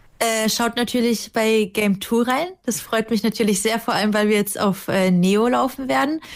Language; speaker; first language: German; early bilingual, other home language; Russian